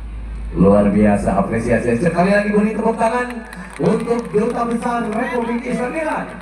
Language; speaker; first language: Indonesian; native; Indonesian